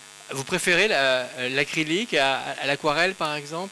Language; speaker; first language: French; native; French